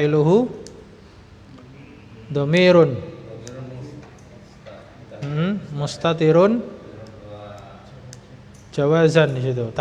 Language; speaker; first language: Arabic; non-native, fluent; Indonesian